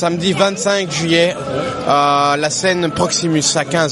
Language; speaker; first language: French; native; French